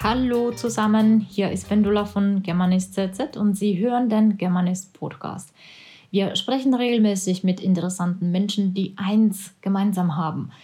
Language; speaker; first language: German; non-native, fluent; Czech